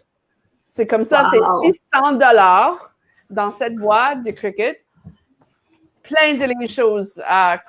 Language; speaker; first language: French; non-native, learner; English